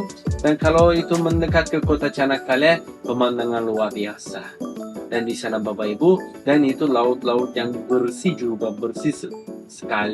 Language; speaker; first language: Indonesian; non-native, learner; Turkish